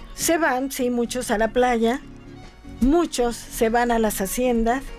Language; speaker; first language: Spanish; native; Spanish